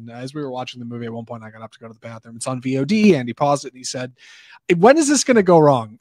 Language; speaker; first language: English; native; English